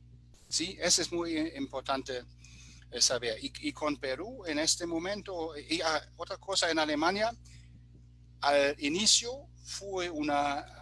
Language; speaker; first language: Spanish; non-native, fluent; German